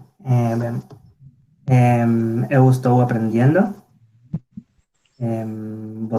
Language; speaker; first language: Portuguese; non-native, learner; Spanish